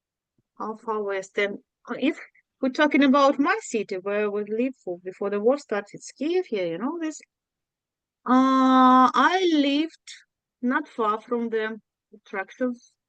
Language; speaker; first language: English; non-native, learner; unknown